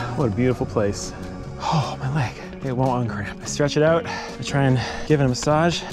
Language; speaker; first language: English; native; English